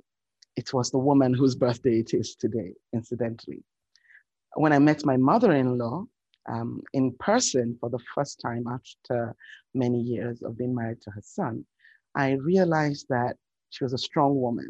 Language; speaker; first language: English; non-native, local second language; Yoruba